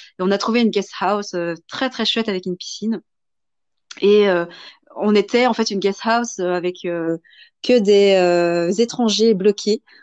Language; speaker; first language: French; early bilingual, other home language; Vietnamese